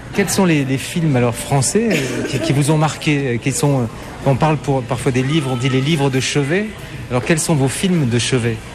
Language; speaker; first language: French; native; French